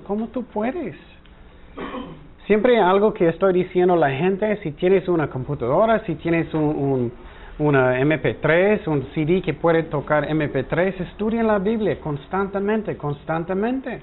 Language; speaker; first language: Spanish; non-native, fluent; English